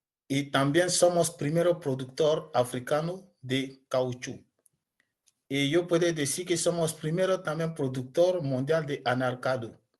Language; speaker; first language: Spanish; non-native, learner; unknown